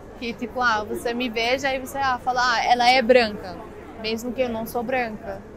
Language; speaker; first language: Portuguese; non-native, fluent; Arabic